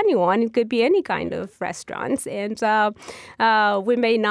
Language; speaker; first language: English; non-native, fluent; Persian